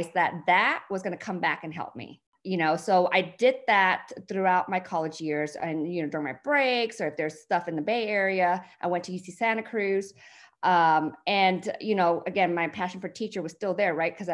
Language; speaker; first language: English; early bilingual, other home language; Vietnamese